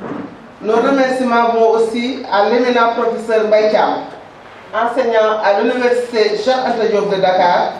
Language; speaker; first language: French; non-native, local second language; Wolof